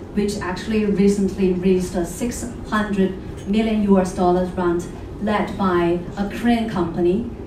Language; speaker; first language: English; non-native, fluent; Chinese